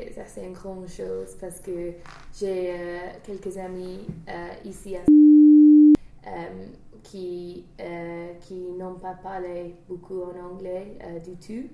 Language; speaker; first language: French; non-native, learner; English